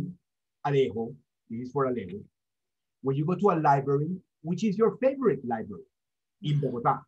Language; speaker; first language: English; non-native, fluent; Spanish